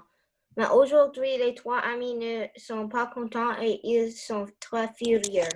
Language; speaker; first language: French; non-native, learner; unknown